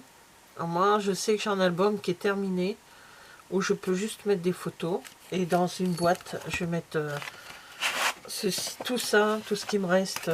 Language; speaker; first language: French; native; French